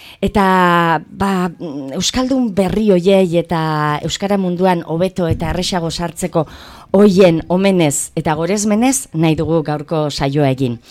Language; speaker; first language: Basque; native; Basque